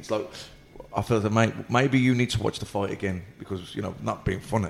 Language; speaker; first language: English; native; English